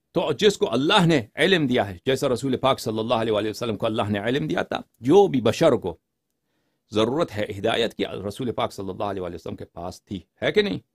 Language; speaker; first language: Urdu; non-native, fluent; Persian